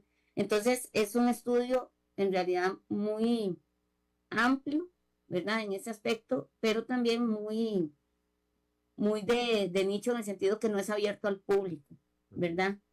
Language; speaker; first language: Spanish; native; Spanish